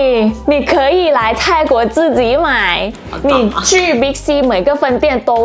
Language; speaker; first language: Chinese; non-native, fluent; Thai